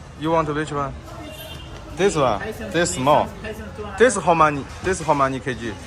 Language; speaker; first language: English; non-native, learner; Chinese